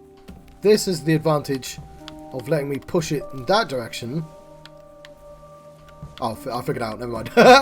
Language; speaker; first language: English; native; English